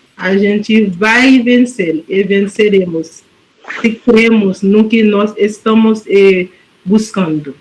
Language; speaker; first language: Portuguese; non-native, fluent; Haitian Creole